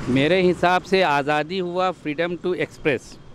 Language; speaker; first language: Hindi; native; Hindi